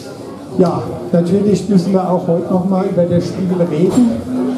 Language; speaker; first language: German; native; German